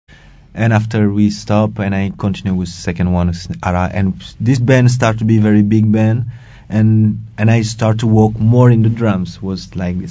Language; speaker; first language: English; non-native, local second language; Wolof